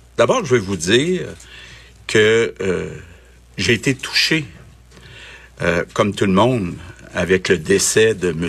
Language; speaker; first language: French; native; French